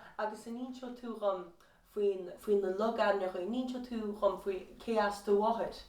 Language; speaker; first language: Irish; native; Irish